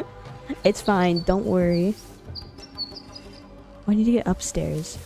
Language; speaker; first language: English; native; English